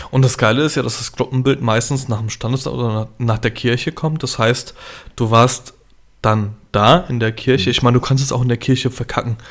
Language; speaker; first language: German; early bilingual, other home language; Polish